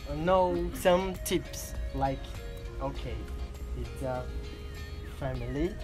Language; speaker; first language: English; non-native, fluent; Portuguese